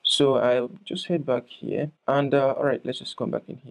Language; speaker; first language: English; non-native, local second language; Yoruba